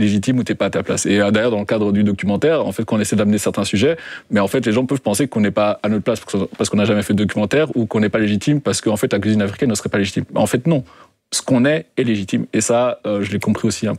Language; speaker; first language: French; non-native, fluent; Kinyarwanda